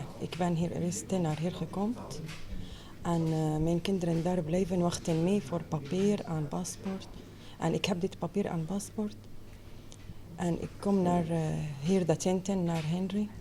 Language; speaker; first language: Dutch; non-native, learner; Arabic